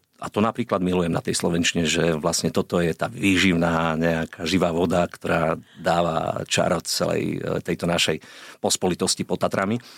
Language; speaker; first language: Slovak; native; Slovak